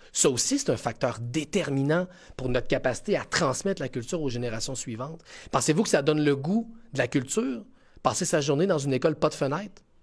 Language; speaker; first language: French; native; French